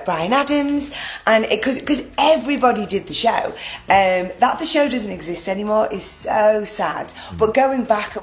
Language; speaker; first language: English; native; English